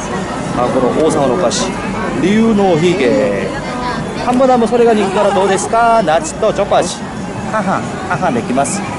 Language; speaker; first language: Japanese; non-native, learner; Korean